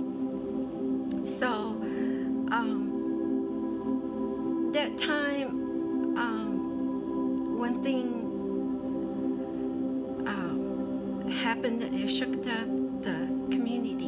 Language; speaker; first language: English; non-native, fluent; Chinese